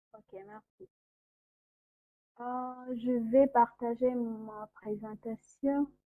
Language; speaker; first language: French; non-native, local second language; Kinyarwanda